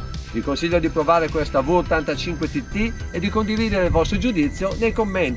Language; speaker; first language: Italian; native; Italian